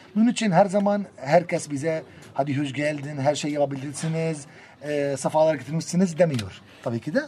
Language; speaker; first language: Turkish; non-native, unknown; Arabic